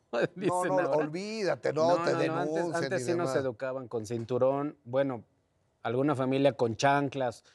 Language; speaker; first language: Spanish; native; Spanish